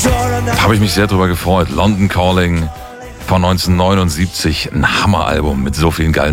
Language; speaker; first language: German; native; German